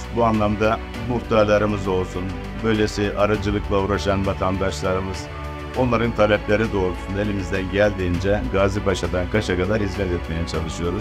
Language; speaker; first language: Turkish; native; Turkish